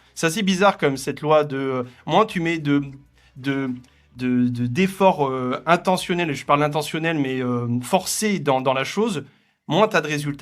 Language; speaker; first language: French; native; French